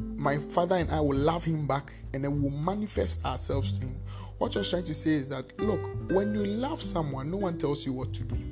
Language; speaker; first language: English; non-native, local second language; Akan